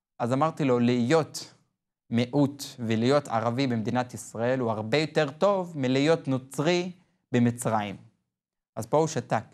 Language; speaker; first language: Hebrew; non-native, local second language; Arabic